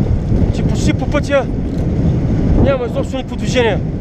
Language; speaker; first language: Bulgarian; native; Bulgarian